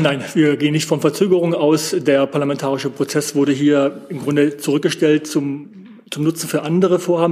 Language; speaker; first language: German; native; German